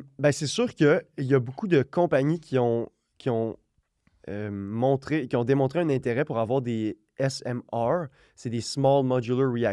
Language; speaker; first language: French; native; French